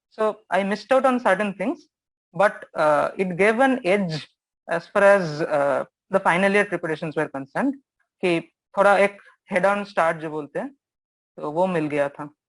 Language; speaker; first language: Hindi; non-native, local second language; Bangla